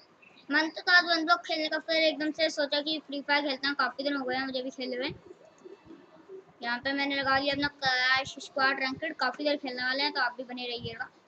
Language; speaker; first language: Hindi; native; Hindi